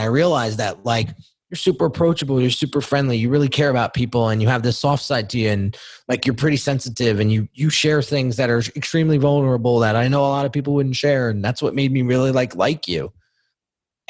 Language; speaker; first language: English; native; English